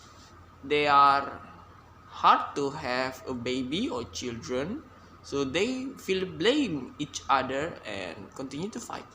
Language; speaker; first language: English; non-native, learner; Indonesian